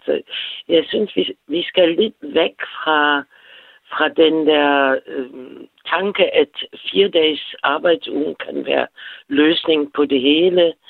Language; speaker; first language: Danish; non-native, fluent; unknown